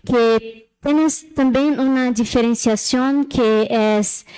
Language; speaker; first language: Spanish; non-native, learner; Portuguese